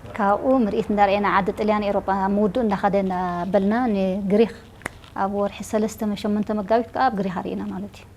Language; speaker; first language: Tigrinya; native; Tigrinya